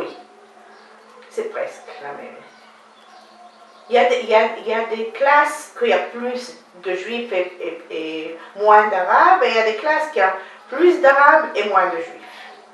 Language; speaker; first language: French; non-native, learner; Hebrew